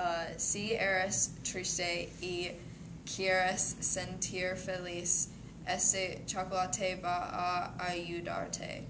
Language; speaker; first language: Spanish; non-native, learner; English